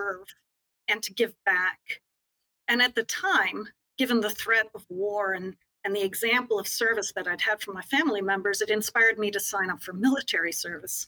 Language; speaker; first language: English; native; English